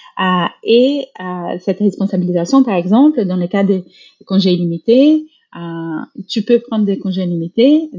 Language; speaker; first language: French; non-native, fluent; Portuguese